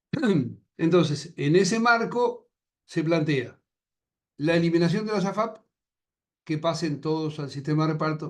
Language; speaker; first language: Spanish; native; Spanish